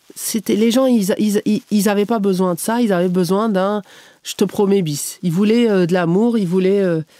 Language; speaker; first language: French; non-native, local second language; Arabic